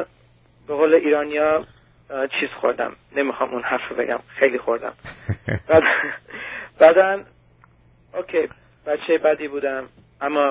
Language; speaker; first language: Persian; early bilingual, heritage; Persian